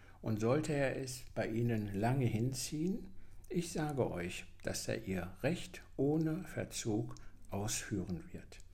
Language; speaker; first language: German; native; German